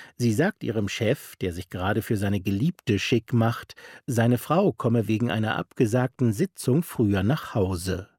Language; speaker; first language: German; native; German